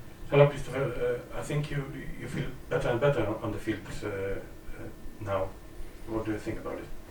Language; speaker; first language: English; non-native, learner; Polish